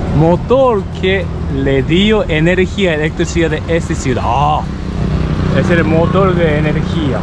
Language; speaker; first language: Spanish; non-native, learner; Japanese